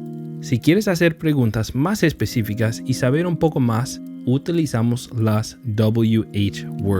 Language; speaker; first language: Spanish; non-native, fluent; English